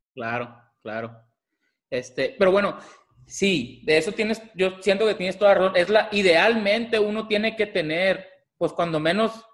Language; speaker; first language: Spanish; native; Spanish